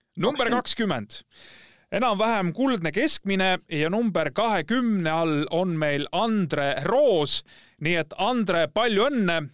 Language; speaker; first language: Estonian; native; Estonian